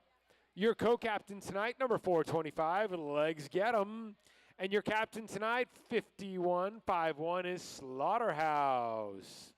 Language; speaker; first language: English; native; English